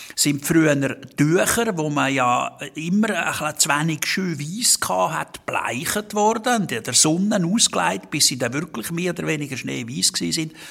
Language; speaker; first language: German; native; German